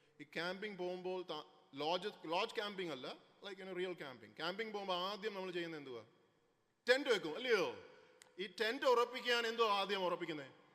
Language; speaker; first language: Malayalam; early bilingual, heritage; Malayalam